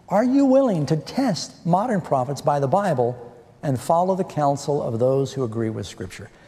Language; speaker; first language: English; native; English